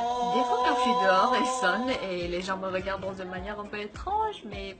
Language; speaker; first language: French; non-native, fluent; Korean